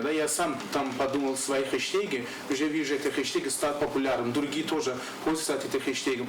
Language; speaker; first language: Russian; non-native, local second language; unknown